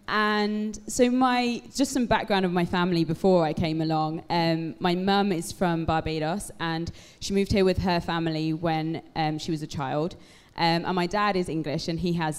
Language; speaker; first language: English; native; English